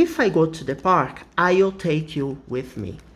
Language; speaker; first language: English; non-native, fluent; Portuguese